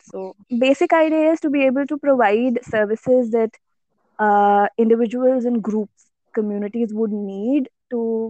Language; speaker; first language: English; non-native, local second language; Malayalam